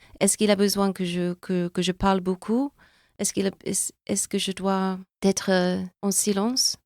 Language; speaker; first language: French; non-native, fluent; English